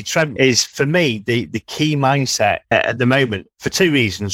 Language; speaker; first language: English; native; English